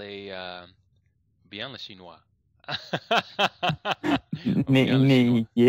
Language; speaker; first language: French; non-native, learner; English